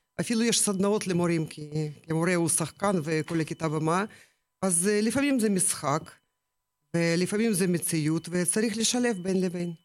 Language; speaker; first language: Hebrew; non-native, fluent; Russian